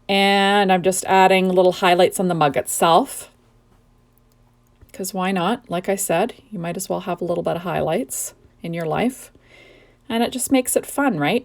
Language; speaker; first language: English; native; English